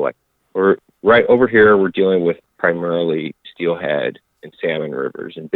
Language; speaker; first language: English; native; English